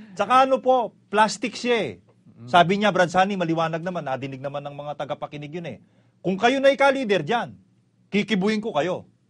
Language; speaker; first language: Filipino; native; Filipino